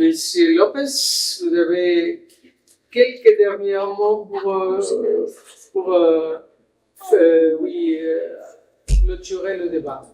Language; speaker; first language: French; non-native, fluent; Spanish